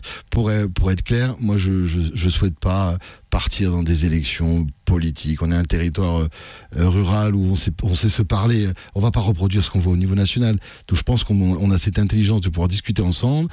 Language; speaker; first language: French; native; French